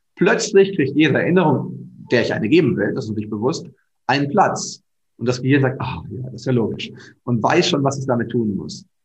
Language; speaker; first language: German; native; German